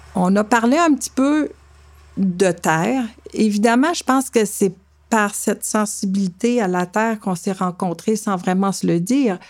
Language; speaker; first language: French; native; French